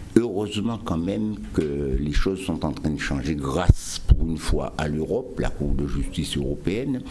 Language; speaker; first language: French; native; French